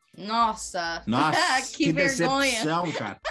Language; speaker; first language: Portuguese; non-native, fluent; English